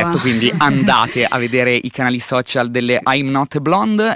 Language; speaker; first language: Italian; native; Italian